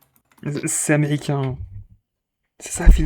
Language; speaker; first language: French; native; French